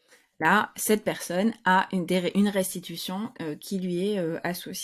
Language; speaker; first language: French; native; French